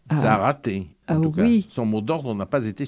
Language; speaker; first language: French; native; French